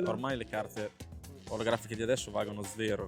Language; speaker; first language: Italian; native; Italian